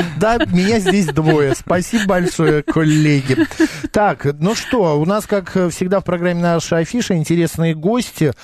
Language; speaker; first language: Russian; native; Russian